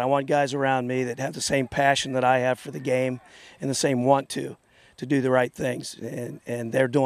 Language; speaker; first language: English; native; English